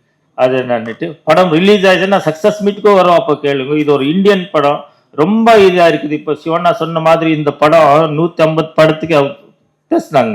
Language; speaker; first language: Tamil; non-native, learner; Kannada